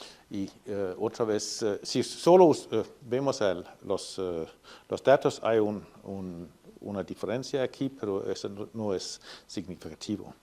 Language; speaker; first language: Spanish; non-native, fluent; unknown